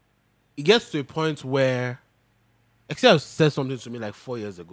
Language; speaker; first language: English; non-native, local second language; Yoruba